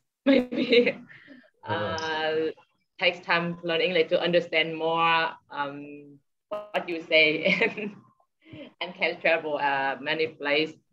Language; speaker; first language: English; non-native, learner; Vietnamese